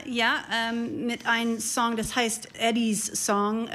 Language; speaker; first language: German; non-native, learner; English